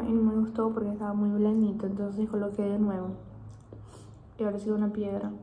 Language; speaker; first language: Spanish; non-native, fluent; Portuguese